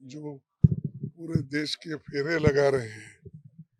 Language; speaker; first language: Hindi; non-native, local second language; Kannada